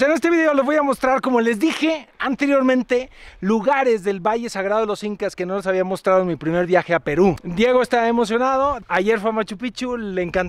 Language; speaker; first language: Spanish; native; Spanish